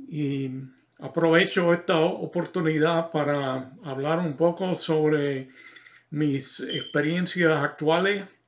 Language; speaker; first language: Spanish; non-native, fluent; English